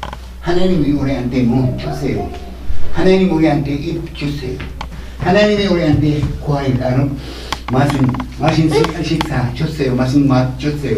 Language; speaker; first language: Korean; non-native, learner; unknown